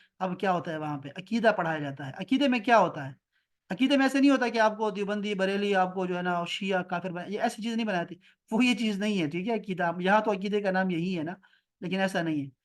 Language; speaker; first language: Urdu; non-native, local second language; Pashto